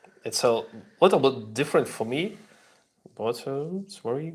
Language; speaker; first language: English; non-native, learner; Russian